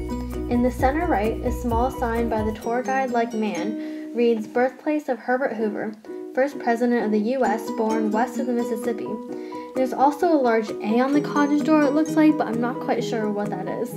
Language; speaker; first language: English; native; English